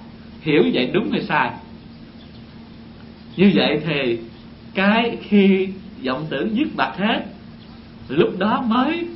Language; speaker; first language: Vietnamese; native; Vietnamese